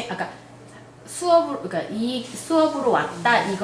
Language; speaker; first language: Korean; native; Korean